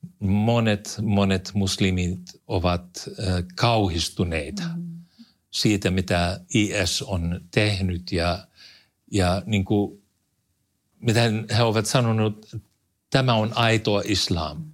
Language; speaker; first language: Finnish; non-native, fluent; English